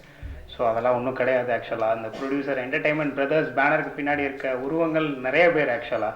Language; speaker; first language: Tamil; native; Tamil